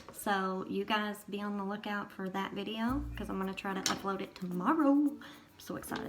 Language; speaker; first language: English; native; English